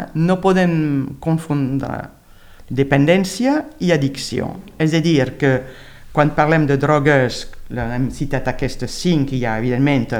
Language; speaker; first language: Catalan; non-native, fluent; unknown